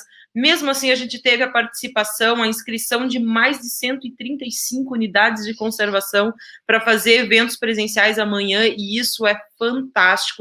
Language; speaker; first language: Portuguese; native; Portuguese